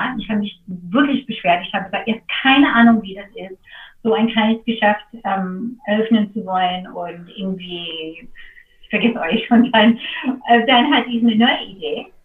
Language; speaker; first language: German; non-native, fluent; English